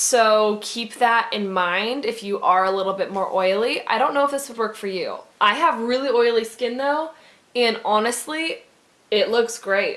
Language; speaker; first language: English; native; English